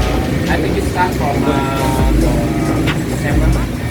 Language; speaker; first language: English; non-native, fluent; Vietnamese